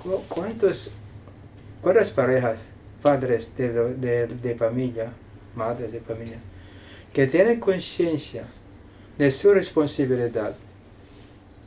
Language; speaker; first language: Spanish; non-native, fluent; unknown